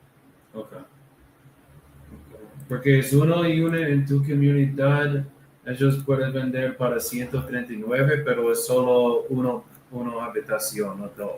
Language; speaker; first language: Spanish; non-native, learner; English